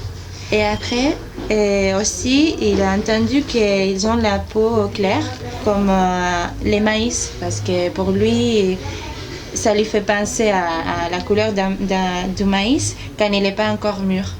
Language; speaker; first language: French; non-native, fluent; Spanish